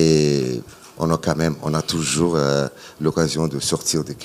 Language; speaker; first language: French; non-native, local second language; Malagasy